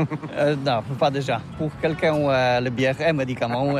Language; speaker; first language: French; non-native, learner; Polish